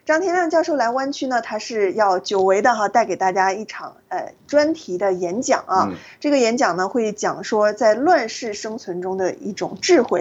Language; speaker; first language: Chinese; native; Chinese